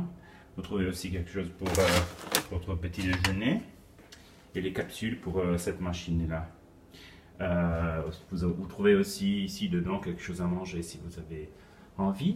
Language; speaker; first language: French; non-native, fluent; Italian